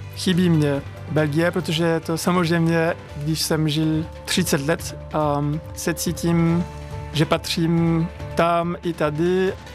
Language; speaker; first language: Czech; non-native, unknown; French